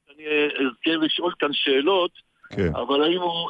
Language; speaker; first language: Hebrew; early bilingual, other home language; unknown